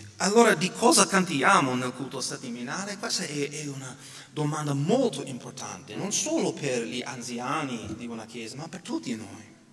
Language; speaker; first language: Italian; non-native, fluent; English